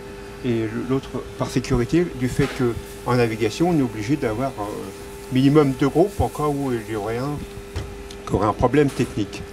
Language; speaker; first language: French; native; French